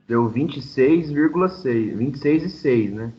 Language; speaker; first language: Portuguese; native; Portuguese